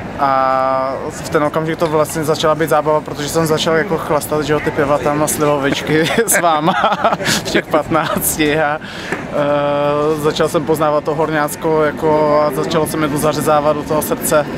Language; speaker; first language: Czech; native; Czech